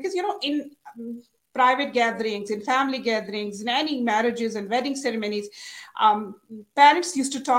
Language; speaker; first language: English; non-native, local second language; Urdu